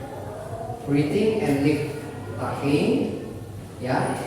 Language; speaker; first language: English; non-native, fluent; Indonesian